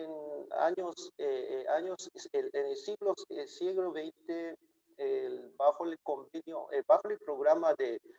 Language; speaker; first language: Spanish; non-native, fluent; Japanese